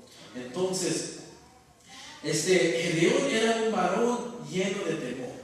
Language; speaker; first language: Spanish; native; Spanish